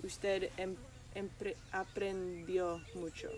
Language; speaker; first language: Spanish; non-native, learner; English